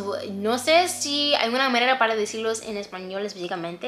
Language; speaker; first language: Spanish; non-native, fluent; English